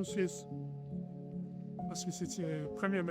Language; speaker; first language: French; non-native, learner; Danish